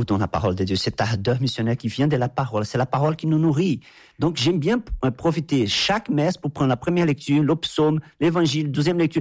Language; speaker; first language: French; non-native, fluent; Portuguese